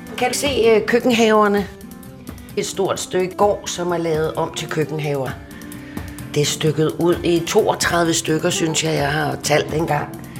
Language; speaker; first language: Danish; native; Danish